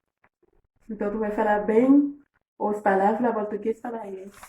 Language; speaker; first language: Portuguese; non-native, learner; Haitian Creole